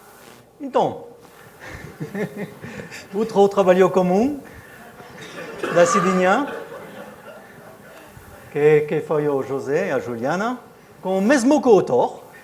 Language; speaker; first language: Portuguese; non-native, fluent; French